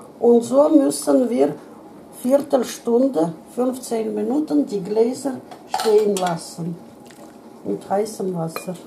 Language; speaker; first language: German; non-native, fluent; Russian